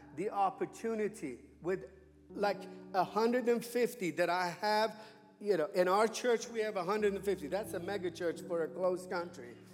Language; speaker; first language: English; non-native, fluent; Persian